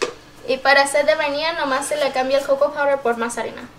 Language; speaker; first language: Spanish; early bilingual, heritage; Spanish